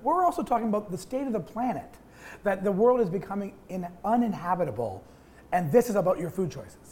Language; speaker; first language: English; native; English